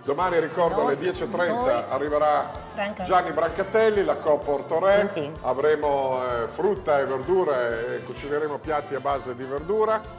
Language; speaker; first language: Italian; native; Italian